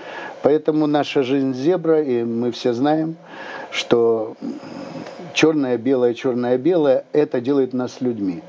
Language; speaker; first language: Russian; native; Russian